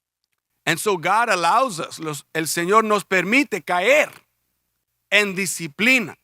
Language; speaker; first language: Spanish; early bilingual, heritage; Spanish